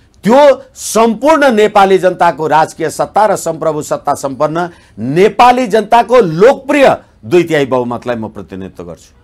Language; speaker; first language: Nepali; native; Nepali